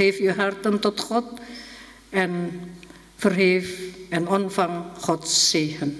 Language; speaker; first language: Dutch; non-native, fluent; Indonesian